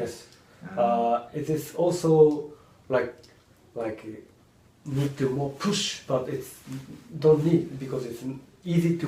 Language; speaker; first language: English; non-native, learner; Japanese